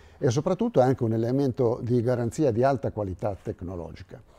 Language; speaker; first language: Italian; native; Italian